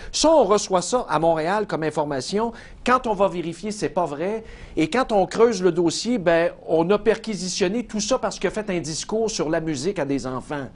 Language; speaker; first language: French; native; French